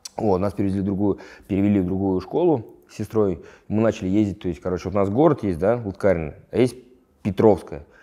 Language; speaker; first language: Russian; native; Russian